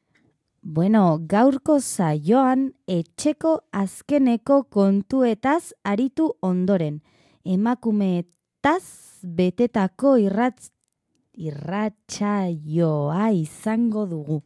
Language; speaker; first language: Basque; non-native, learner; Spanish